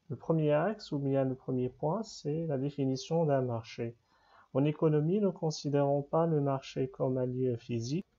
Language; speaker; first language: French; non-native, local second language; Arabic